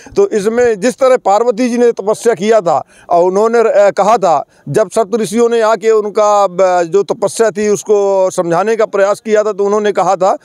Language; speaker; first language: Hindi; native; Hindi